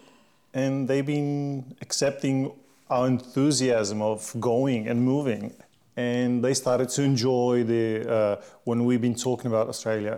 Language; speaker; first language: English; non-native, fluent; Slovenian